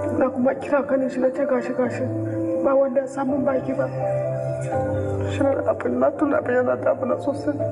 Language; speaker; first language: Hausa; non-native, local second language; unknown